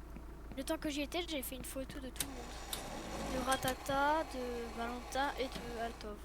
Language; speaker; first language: French; native; French